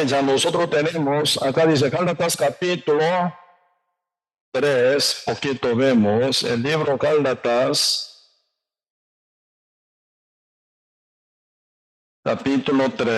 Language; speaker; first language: Spanish; non-native, learner; Korean